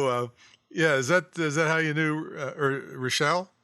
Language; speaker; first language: English; native; English